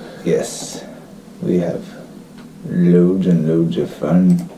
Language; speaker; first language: English; native; English